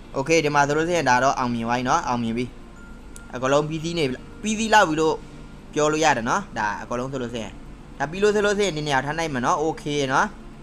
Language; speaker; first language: Burmese; non-native, local second language; Shan